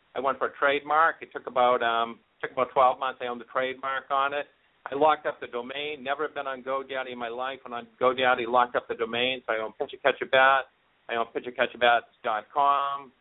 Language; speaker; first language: English; native; English